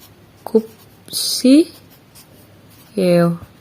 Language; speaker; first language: Korean; non-native, fluent; Indonesian